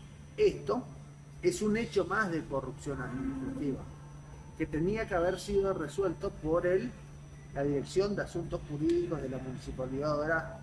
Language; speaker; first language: Spanish; native; Spanish